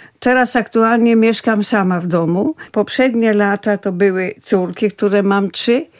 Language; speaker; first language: Polish; native; Polish